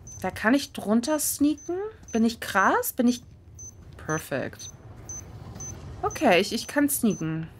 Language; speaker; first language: German; native; German